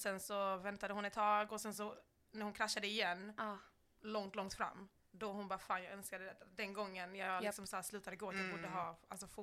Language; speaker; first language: Swedish; native; Swedish